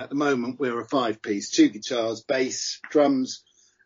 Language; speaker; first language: English; native; English